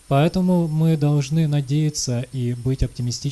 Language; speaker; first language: Russian; native; Russian